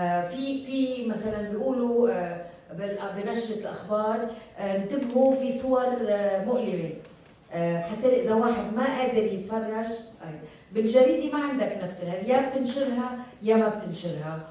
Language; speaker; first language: Arabic; early bilingual, heritage; Arabic